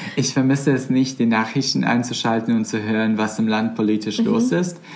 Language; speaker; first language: German; non-native, fluent; Croatian